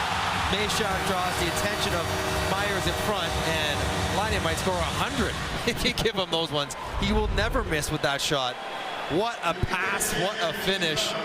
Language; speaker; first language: English; native; English